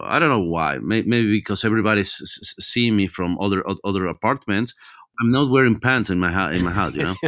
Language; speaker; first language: English; non-native, fluent; Spanish